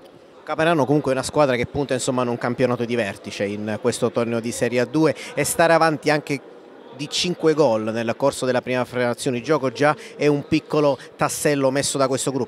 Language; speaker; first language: Italian; native; Italian